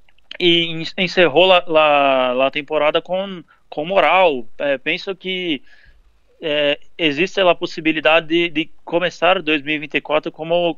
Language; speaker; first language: Spanish; non-native, learner; Portuguese